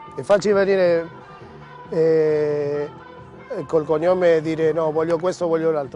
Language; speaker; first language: Italian; non-native, fluent; Spanish